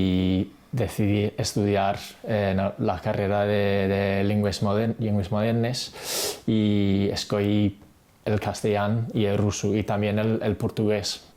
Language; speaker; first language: Spanish; non-native, fluent; English